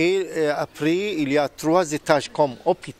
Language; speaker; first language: French; non-native, fluent; Arabic